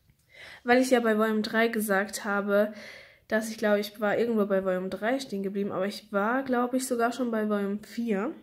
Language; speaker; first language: German; native; German